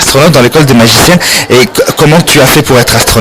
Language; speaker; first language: French; non-native, fluent; Arabic